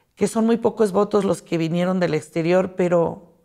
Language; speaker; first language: Spanish; native; Spanish